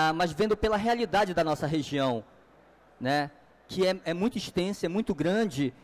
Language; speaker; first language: Portuguese; native; Portuguese